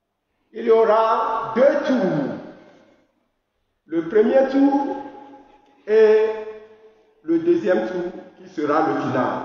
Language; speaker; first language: French; non-native, fluent; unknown